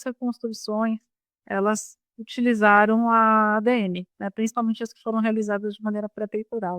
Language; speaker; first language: Portuguese; native; Portuguese